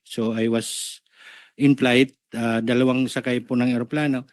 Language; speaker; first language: Filipino; native; Filipino